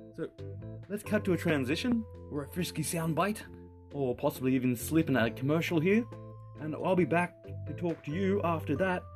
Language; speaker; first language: English; native; English